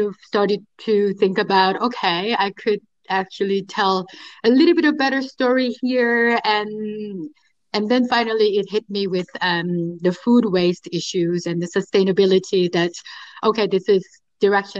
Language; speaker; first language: English; non-native, fluent; Korean